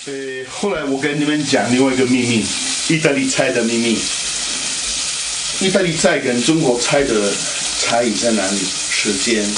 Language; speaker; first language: Chinese; non-native, fluent; Italian